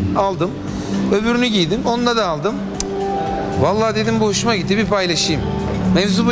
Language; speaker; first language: Turkish; native; Turkish